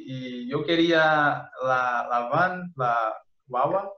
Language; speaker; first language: Spanish; non-native, fluent; Portuguese